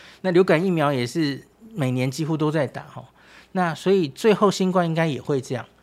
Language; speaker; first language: Chinese; native; Chinese